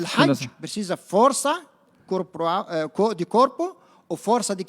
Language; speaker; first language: Portuguese; non-native, learner; Arabic